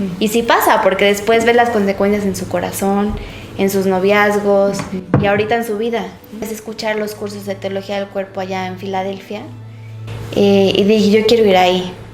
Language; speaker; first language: Spanish; native; Spanish